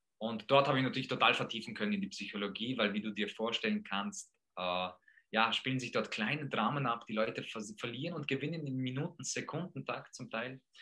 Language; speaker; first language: German; early bilingual, other home language; Polish